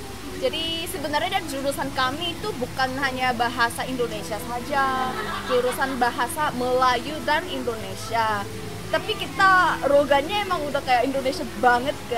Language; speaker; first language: Indonesian; non-native, fluent; Korean